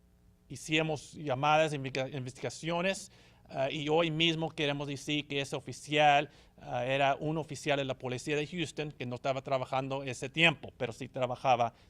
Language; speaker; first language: Spanish; early bilingual, heritage; Spanish